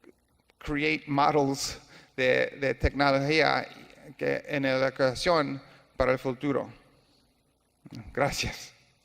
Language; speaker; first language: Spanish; non-native, learner; English